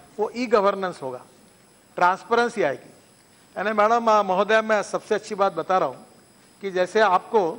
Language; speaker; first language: Hindi; non-native, local second language; Marathi